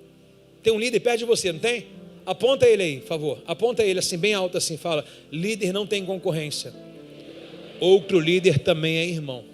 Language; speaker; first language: Portuguese; native; Portuguese